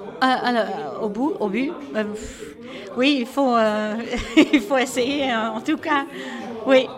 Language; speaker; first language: French; non-native, learner; Dutch